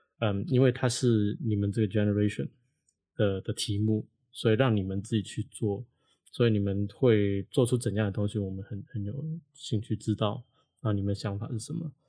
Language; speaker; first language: Chinese; non-native, local second language; Cantonese